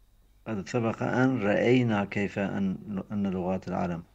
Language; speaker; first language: Arabic; non-native, learner; Turkish